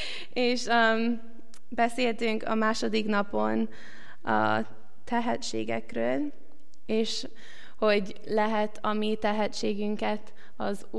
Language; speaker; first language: Hungarian; non-native, learner; English